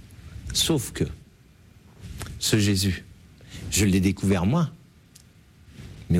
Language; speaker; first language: French; native; French